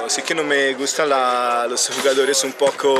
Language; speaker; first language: Spanish; non-native, fluent; Italian